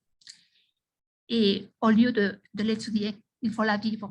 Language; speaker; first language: French; non-native, fluent; Spanish